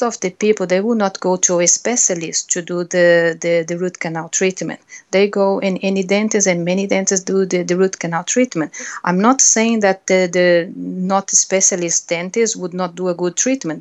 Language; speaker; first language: English; non-native, fluent; Portuguese